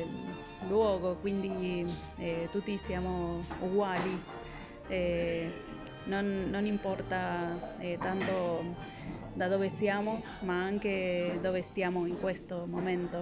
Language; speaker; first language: Italian; non-native, fluent; Spanish